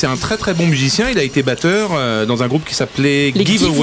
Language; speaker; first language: French; native; French